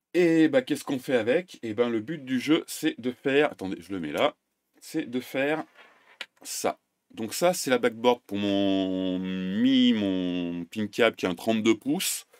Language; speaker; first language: French; native; French